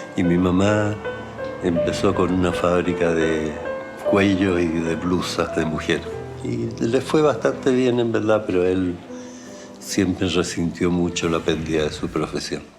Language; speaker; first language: Spanish; early bilingual, other home language; German